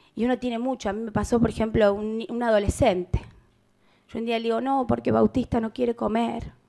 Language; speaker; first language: Spanish; native; Spanish